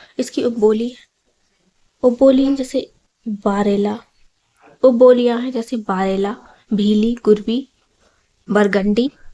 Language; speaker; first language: Hindi; native; Hindi